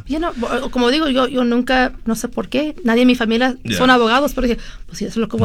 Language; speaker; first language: Spanish; early bilingual, heritage; Spanish